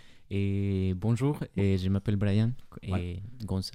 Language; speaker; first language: French; non-native, learner; Spanish